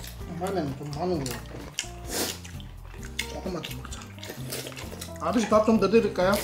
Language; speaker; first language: Korean; non-native, local second language; Chinese